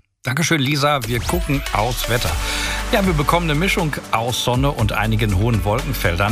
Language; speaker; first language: German; native; German